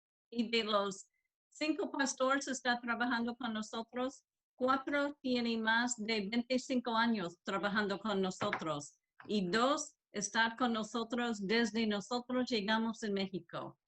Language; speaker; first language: Spanish; non-native, learner; English